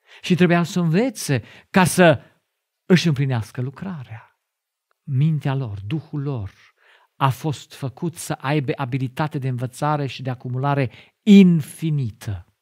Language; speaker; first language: Romanian; non-native, fluent; German